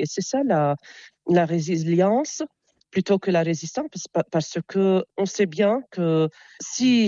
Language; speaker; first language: French; non-native, local second language; Arabic